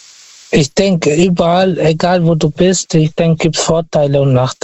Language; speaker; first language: German; non-native, fluent; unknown